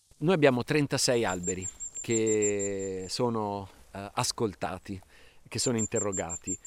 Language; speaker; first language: Italian; native; Italian